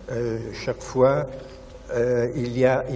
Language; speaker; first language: French; non-native, fluent; Italian